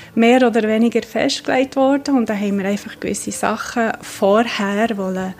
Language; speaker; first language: German; non-native, fluent; English